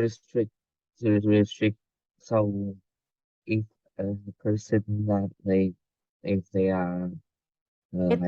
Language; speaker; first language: English; non-native, learner; Vietnamese